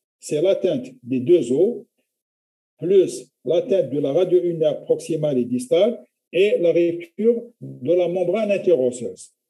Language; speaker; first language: French; non-native, local second language; Arabic